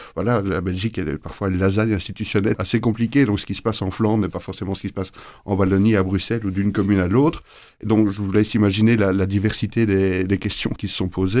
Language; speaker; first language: French; native; French